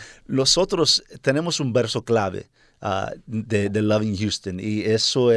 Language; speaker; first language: Spanish; early bilingual, heritage; Spanish